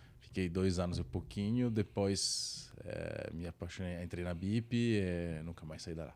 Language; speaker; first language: Portuguese; non-native, fluent; Italian